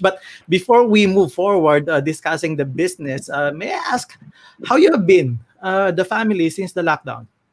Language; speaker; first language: English; non-native, local second language; Filipino